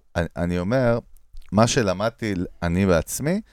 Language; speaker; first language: Hebrew; native; Hebrew